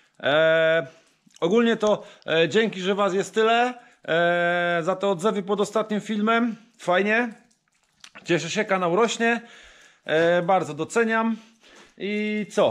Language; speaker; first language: Polish; native; Polish